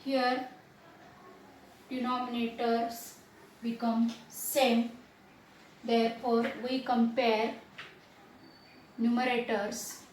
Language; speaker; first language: English; non-native, local second language; Marathi